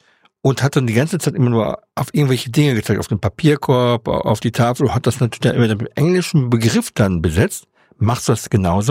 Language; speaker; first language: German; native; German